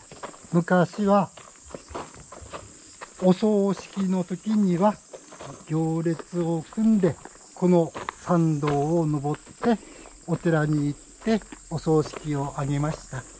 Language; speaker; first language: Japanese; native; Japanese